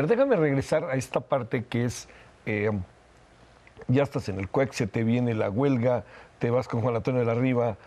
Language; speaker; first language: Spanish; native; Spanish